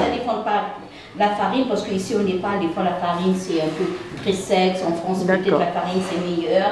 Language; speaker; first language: French; non-native, fluent; Nepali